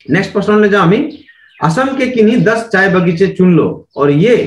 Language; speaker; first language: Hindi; non-native, local second language; Assamese